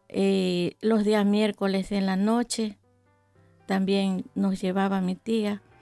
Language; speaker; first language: Spanish; native; Spanish